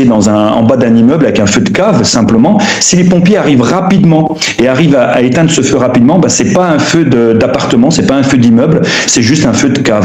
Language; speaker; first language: French; native; French